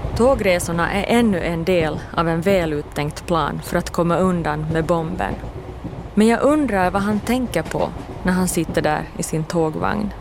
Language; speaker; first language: Swedish; native; Swedish